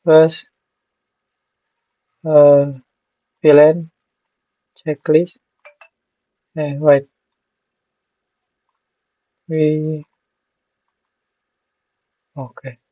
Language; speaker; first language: English; non-native, learner; Indonesian